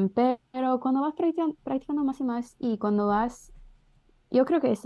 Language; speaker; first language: Spanish; early bilingual, other home language; English